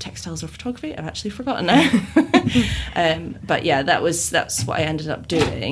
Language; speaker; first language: English; native; English